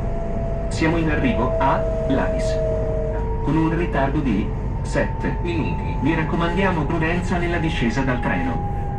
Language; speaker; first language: Italian; native; Italian